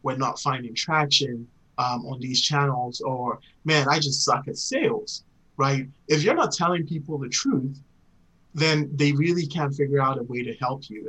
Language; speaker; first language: English; non-native, local second language; Akan